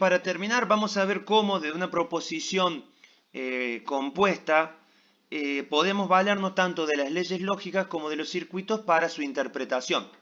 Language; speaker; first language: Spanish; native; Spanish